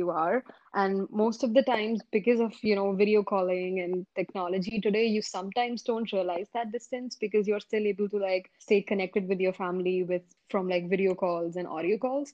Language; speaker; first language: English; non-native, local second language; Hindi